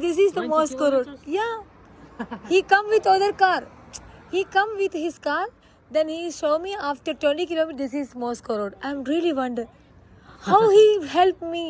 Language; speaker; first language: English; non-native, learner; Malayalam